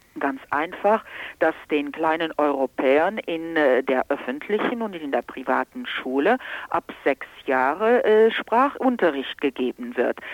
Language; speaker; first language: German; non-native, local second language; Luxembourgish